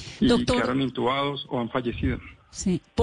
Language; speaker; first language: Spanish; native; Spanish